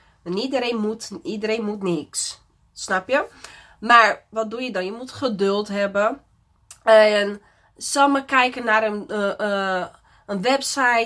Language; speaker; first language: Dutch; non-native, fluent; Portuguese